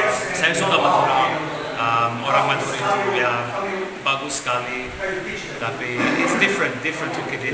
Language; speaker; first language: Indonesian; non-native, learner; Bosnian